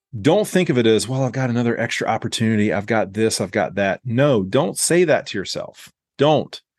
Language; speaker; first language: English; native; English